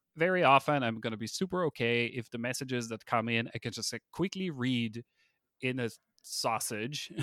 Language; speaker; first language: English; non-native, fluent; German